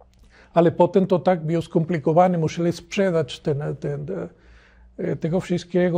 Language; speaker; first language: Polish; non-native, learner; Spanish